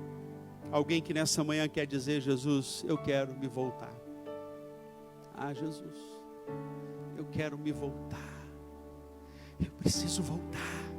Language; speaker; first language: Portuguese; native; Portuguese